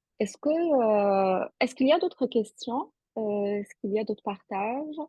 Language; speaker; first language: French; non-native, local second language; Arabic